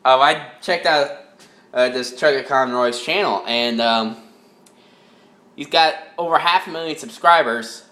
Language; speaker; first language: English; native; English